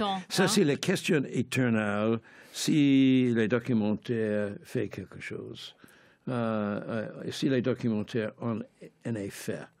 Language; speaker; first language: French; non-native, fluent; English